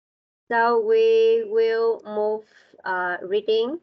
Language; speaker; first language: English; non-native, learner; Vietnamese